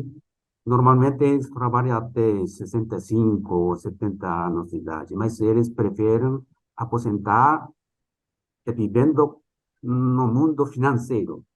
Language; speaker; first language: Portuguese; non-native, fluent; Japanese